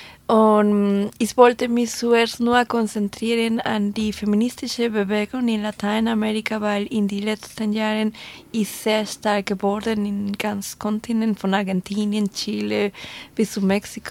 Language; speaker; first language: German; non-native, fluent; Spanish